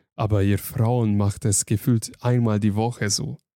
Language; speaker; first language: German; non-native, fluent; Hungarian